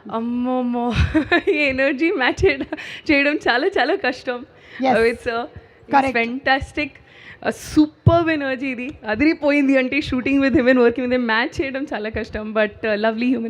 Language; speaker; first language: Telugu; non-native, learner; Hindi